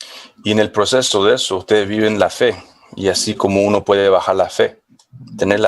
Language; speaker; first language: Spanish; non-native, fluent; English